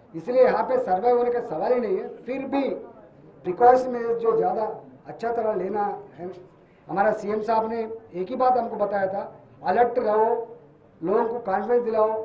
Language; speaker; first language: Hindi; non-native, local second language; Telugu